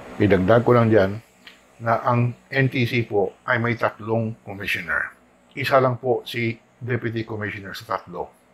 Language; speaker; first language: Filipino; non-native, local second language; Hiligaynon